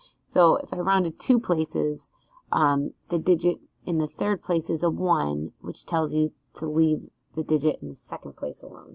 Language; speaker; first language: English; native; English